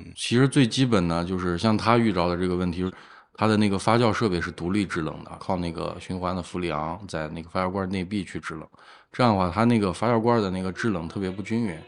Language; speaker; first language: Chinese; native; Chinese